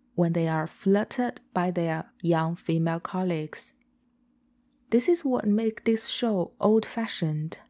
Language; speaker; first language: English; non-native, fluent; Chinese